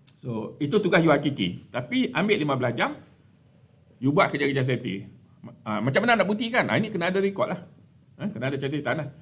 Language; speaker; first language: Malay; native; Malay